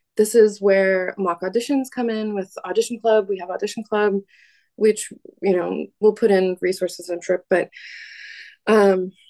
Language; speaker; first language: English; native; English